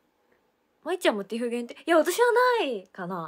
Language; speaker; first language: Japanese; native; Japanese